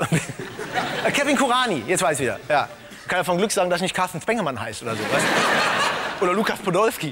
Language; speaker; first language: German; native; German